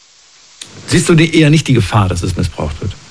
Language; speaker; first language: German; native; German